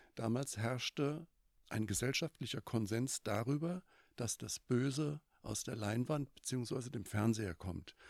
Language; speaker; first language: German; native; German